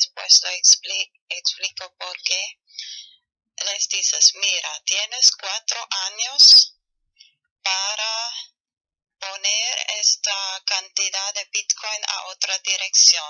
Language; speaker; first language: Spanish; non-native, fluent; German